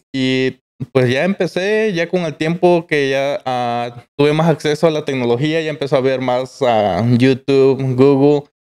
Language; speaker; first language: Spanish; native; Spanish